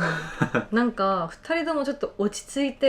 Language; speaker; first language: Japanese; non-native, fluent; Korean